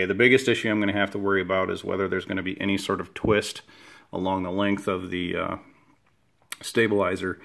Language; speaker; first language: English; native; English